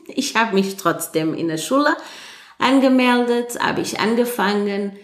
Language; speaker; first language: German; non-native, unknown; Portuguese